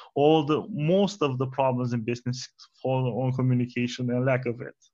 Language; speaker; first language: English; non-native, fluent; Romanian